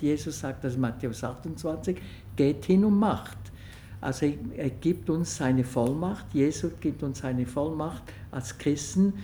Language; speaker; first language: German; non-native, local second language; French